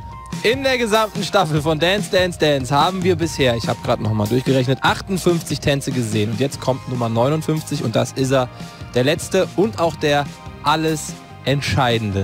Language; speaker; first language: German; native; German